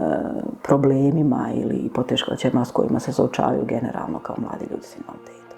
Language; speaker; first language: Bosnian; native; Bosnian